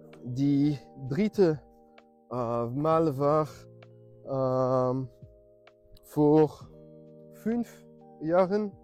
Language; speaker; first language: German; non-native, learner; French